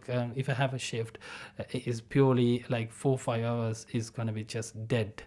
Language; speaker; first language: English; non-native, local second language; Tamil